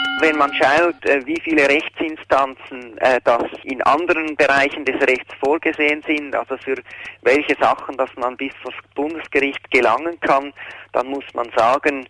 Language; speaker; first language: German; native; German